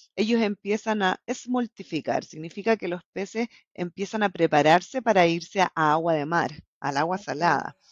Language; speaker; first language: Spanish; native; Spanish